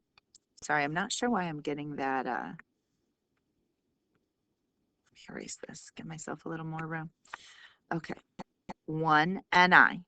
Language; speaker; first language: English; native; English